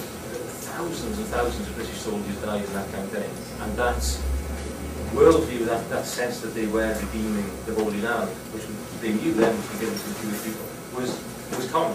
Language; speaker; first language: English; native; English